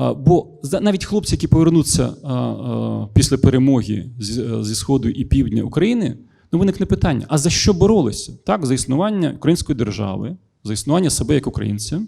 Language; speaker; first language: Ukrainian; non-native, local second language; Russian